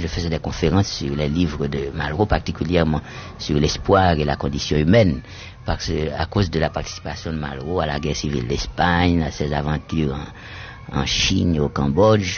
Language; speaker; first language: French; native; French